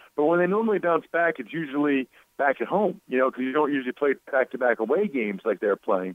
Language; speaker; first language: English; native; English